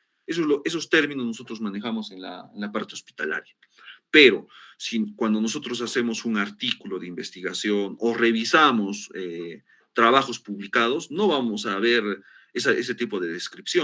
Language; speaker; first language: Spanish; native; Spanish